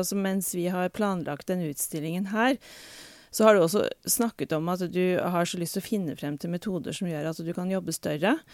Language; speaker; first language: Norwegian; native; Norwegian